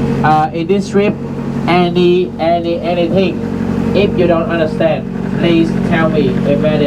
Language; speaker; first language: English; non-native, learner; Vietnamese